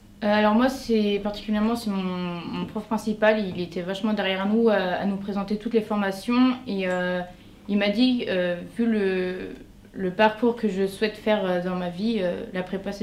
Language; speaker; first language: French; native; French